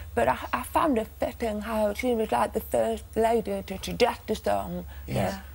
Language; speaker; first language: English; native; English